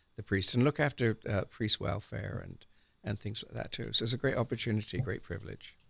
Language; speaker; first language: English; native; English